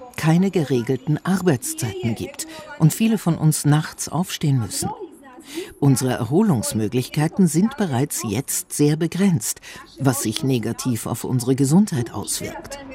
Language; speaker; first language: German; non-native, fluent; Slovak